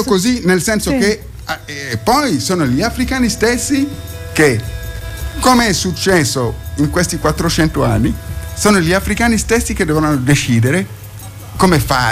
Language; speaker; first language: Italian; non-native, fluent; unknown